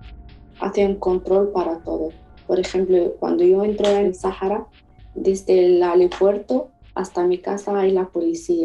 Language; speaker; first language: Spanish; non-native, fluent; Arabic